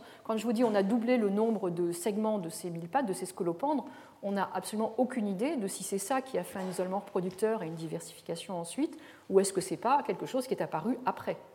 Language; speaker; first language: French; native; French